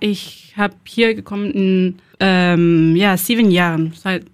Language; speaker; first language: German; non-native, learner; Spanish